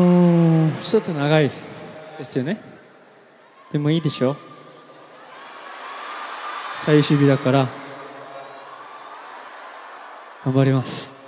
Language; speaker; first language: Japanese; non-native, learner; Korean